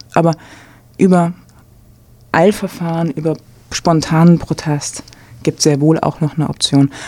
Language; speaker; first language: German; native; German